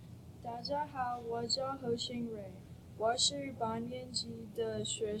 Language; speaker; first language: Chinese; non-native, learner; English